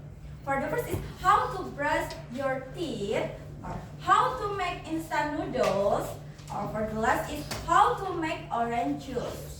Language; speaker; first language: English; non-native, learner; Indonesian